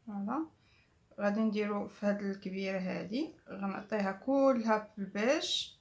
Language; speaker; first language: Arabic; native; Arabic